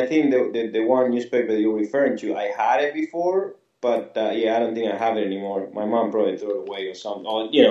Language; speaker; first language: English; non-native, fluent; Spanish